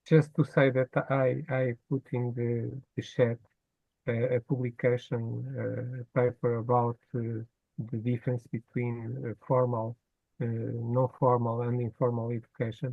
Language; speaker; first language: English; non-native, fluent; Portuguese